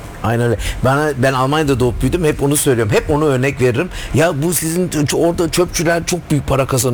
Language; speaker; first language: Turkish; early bilingual, heritage; Turkish